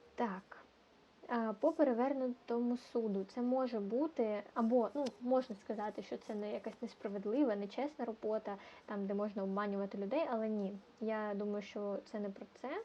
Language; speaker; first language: Ukrainian; non-native, local second language; Russian